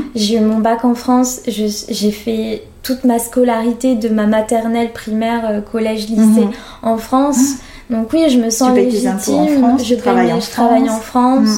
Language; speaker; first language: French; native; French